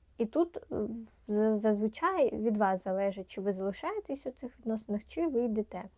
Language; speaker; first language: Ukrainian; non-native, local second language; Russian